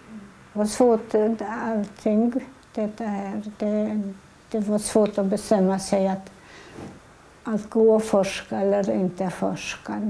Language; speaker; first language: Swedish; non-native, fluent; Polish